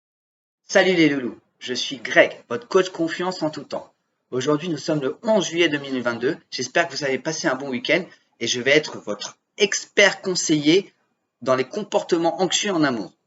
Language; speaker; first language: French; native; French